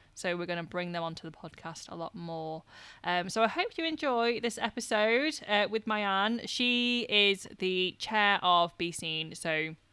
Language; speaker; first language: English; native; English